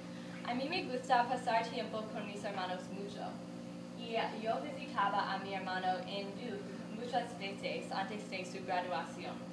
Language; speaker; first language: Spanish; non-native, learner; English